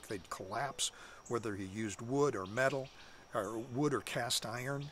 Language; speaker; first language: English; native; English